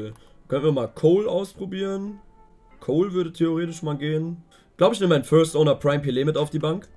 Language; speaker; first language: German; native; German